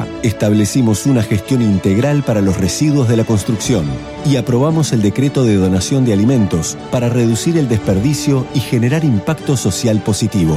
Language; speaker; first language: Spanish; native; Spanish